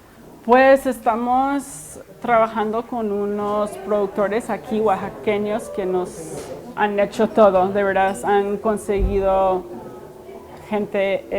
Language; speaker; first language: Spanish; early bilingual, heritage; Spanish